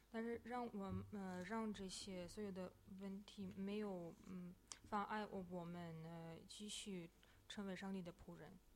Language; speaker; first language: Chinese; non-native, fluent; Russian